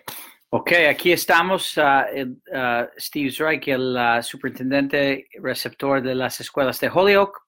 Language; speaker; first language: Spanish; non-native, fluent; English